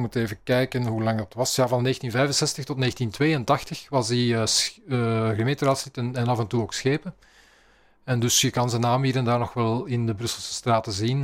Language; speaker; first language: Dutch; native; Dutch